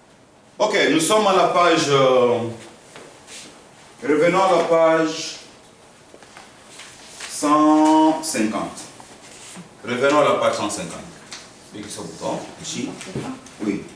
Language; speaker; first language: French; non-native, fluent; Korean